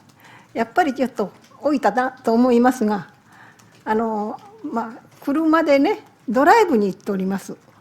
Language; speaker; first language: Japanese; native; Japanese